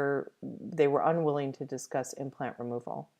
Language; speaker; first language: English; native; English